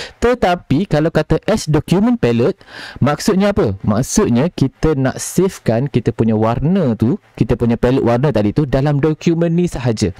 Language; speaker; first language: Malay; native; Malay